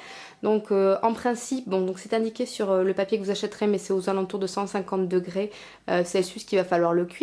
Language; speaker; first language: French; native; French